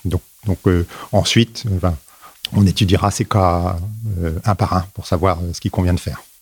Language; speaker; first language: French; native; French